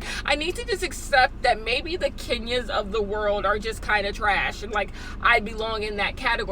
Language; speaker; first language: English; native; English